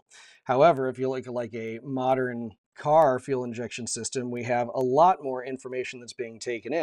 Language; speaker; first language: English; native; English